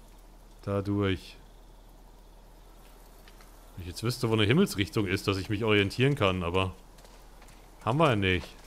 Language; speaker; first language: German; native; German